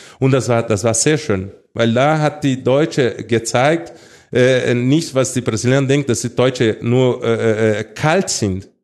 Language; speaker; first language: German; non-native, fluent; Portuguese